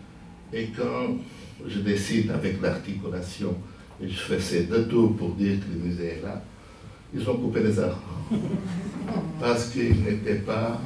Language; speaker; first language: French; non-native, fluent; Portuguese